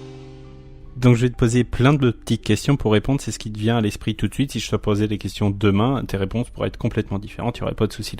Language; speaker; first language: French; native; French